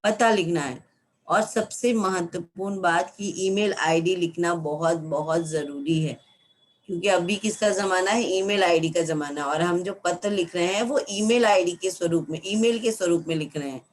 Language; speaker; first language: Hindi; non-native, local second language; Marathi